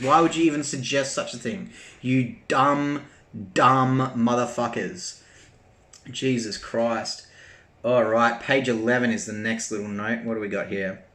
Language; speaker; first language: English; native; English